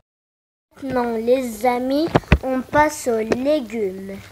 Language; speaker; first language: French; non-native, local second language; Arabic